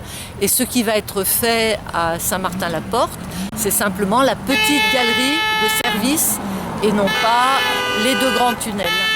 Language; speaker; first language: French; native; French